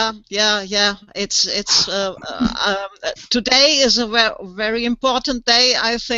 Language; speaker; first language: English; non-native, fluent; German